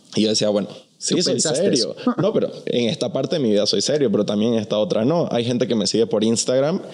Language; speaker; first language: Spanish; native; Spanish